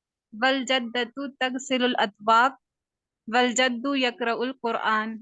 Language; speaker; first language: Arabic; non-native, learner; Urdu